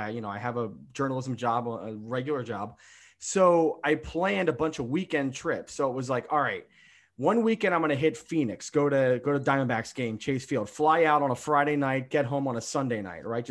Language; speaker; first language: English; native; English